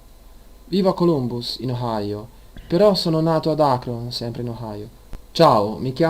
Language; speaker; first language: Italian; non-native, learner; English